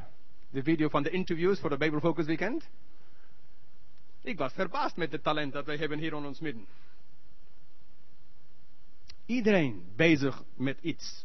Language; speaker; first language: Dutch; non-native, learner; English